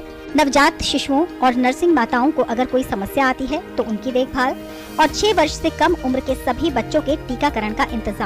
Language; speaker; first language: Hindi; native; Hindi